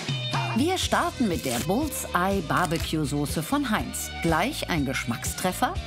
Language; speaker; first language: German; native; German